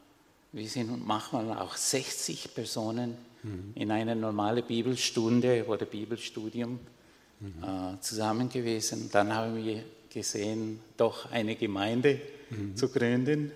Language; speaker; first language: German; non-native, fluent; Spanish